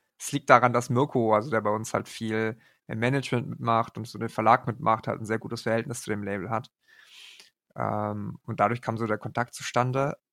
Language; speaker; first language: German; native; German